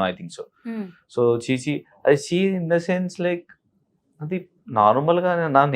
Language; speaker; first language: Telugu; non-native, learner; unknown